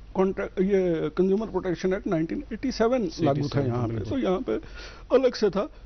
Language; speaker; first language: Hindi; native; Hindi